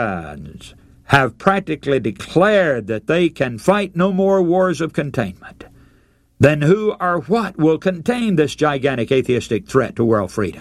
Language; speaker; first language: English; native; English